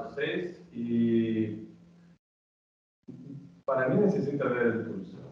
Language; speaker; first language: Spanish; non-native, learner; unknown